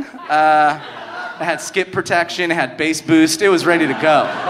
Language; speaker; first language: English; early bilingual, other home language; Spanish